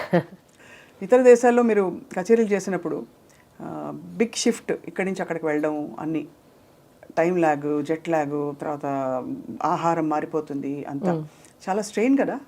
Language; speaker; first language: Telugu; native; Telugu